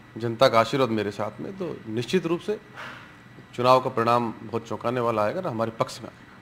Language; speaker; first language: Hindi; native; Hindi